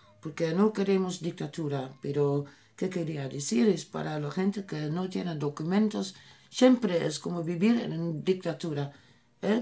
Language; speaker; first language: Spanish; non-native, learner; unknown